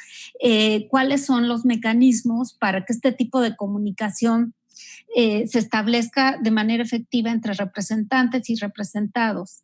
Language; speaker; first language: Spanish; native; Spanish